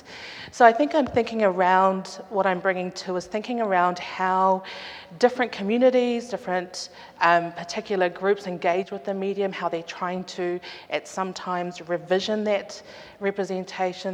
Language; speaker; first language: English; native; English